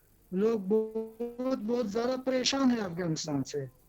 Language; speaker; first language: Hindi; non-native, learner; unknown